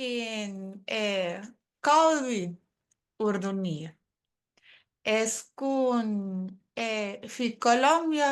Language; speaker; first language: Arabic; non-native, learner; English